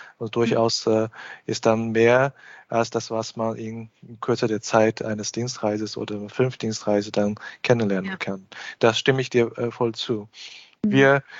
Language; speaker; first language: German; non-native, fluent; Chinese